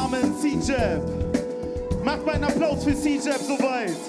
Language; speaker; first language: German; native; German